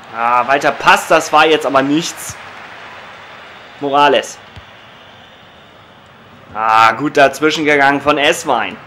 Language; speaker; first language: German; native; German